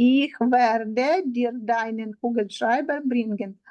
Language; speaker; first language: German; non-native, learner; Ukrainian